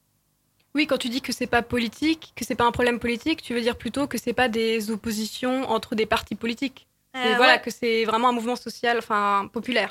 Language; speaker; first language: French; native; French